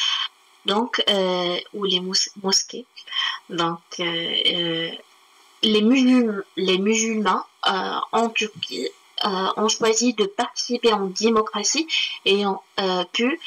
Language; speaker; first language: French; non-native, learner; Arabic